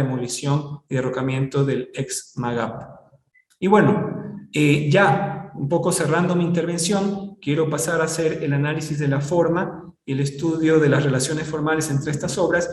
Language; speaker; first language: Spanish; native; Spanish